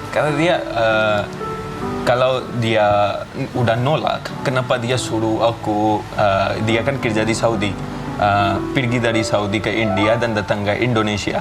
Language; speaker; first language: Indonesian; non-native, fluent; Hindi